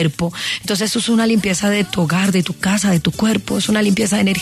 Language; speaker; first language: Spanish; native; Spanish